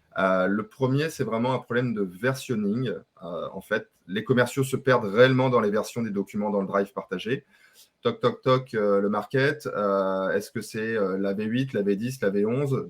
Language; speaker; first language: French; native; French